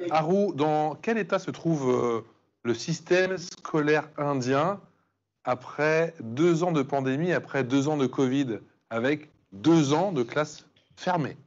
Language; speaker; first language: French; native; French